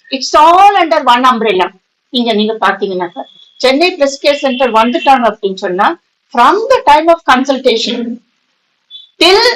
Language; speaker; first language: Tamil; native; Tamil